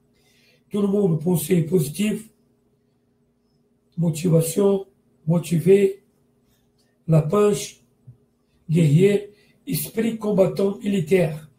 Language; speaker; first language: French; non-native, learner; Portuguese